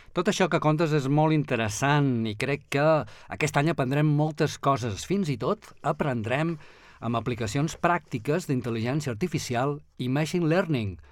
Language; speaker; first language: Catalan; native; Catalan